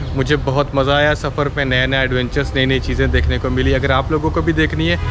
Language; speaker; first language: Hindi; native; Hindi